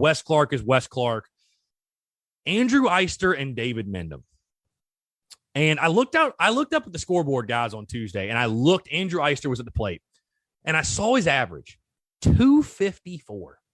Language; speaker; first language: English; native; English